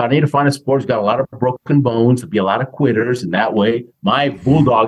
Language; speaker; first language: English; native; English